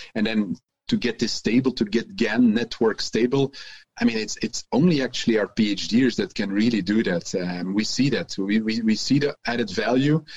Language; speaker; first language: English; non-native, fluent; Dutch